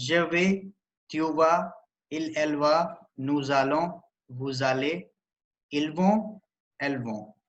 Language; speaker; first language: French; non-native, learner; Hindi